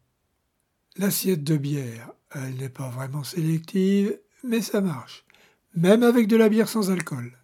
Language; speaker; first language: French; native; French